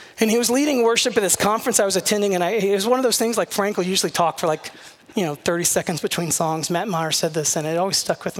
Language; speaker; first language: English; native; English